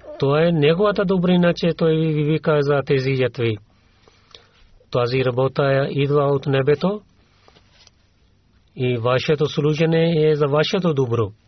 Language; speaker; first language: Bulgarian; non-native, learner; Urdu